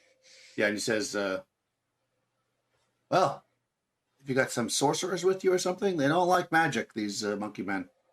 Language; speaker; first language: English; native; English